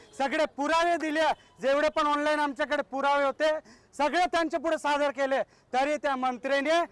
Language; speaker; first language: Marathi; non-native, local second language; Bhili